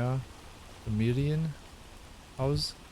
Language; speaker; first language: German; non-native, learner; English